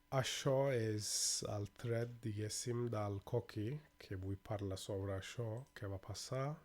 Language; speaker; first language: Catalan; non-native, fluent; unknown